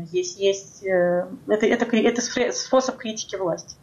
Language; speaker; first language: Russian; native; Russian